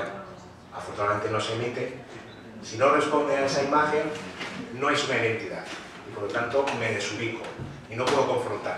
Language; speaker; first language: Spanish; native; Spanish